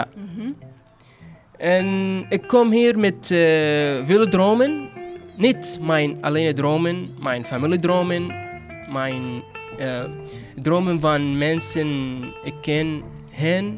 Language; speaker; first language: Dutch; non-native, learner; Arabic